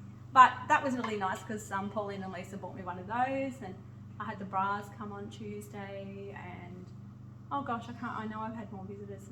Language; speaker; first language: English; native; English